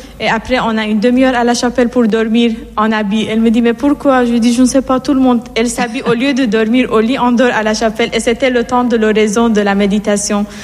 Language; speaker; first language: French; non-native, fluent; Persian